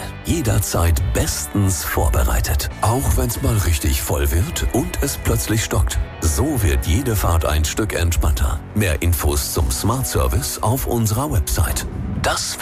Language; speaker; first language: German; native; German